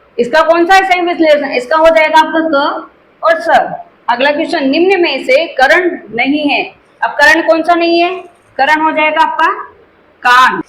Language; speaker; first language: Hindi; native; Hindi